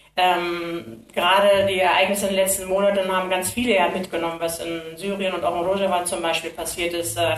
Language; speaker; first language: German; early bilingual, other home language; Kurdish